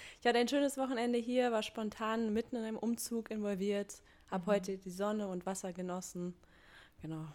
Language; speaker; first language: German; early bilingual, other home language; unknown